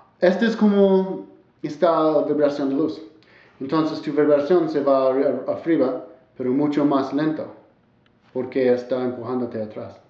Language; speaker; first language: Spanish; non-native, learner; English